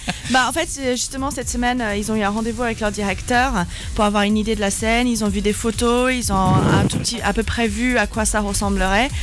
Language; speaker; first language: French; native; French